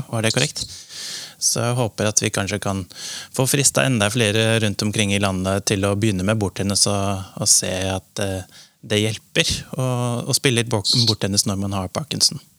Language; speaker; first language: Norwegian; non-native, fluent; Dutch